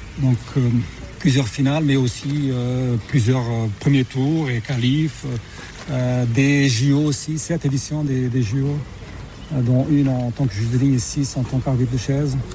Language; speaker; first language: French; non-native, fluent; Portuguese